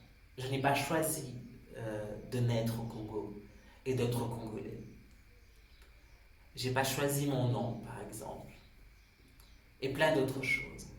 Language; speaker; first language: French; non-native, local second language; Swahili